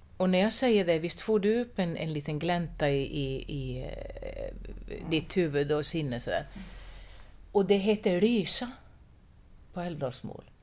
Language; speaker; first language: Swedish; native; Swedish